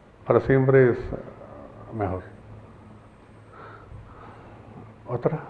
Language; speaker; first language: Spanish; non-native, learner; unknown